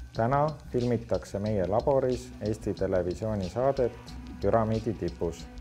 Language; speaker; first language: Estonian; native; Estonian